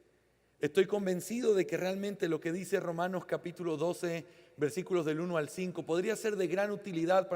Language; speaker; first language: Spanish; native; Spanish